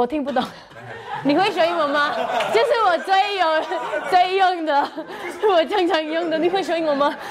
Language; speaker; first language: Chinese; non-native, learner; Spanish